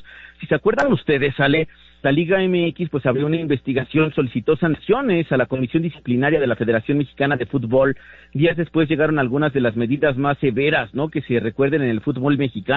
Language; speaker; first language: Spanish; native; Spanish